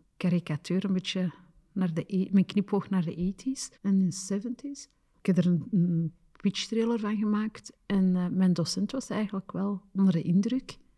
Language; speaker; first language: Dutch; early bilingual, other home language; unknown